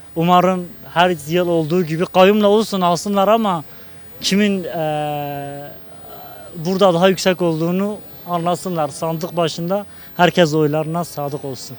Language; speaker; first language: Turkish; non-native, local second language; Kurdish